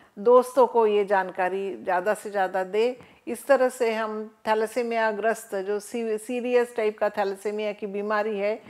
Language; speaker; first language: Hindi; non-native, local second language; Marathi